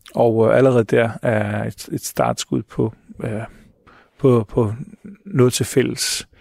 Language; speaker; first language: Danish; early bilingual, other home language; Arabic